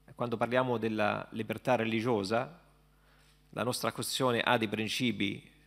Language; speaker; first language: Italian; non-native, fluent; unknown